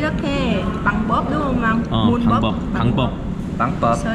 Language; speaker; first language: Korean; non-native, learner; Vietnamese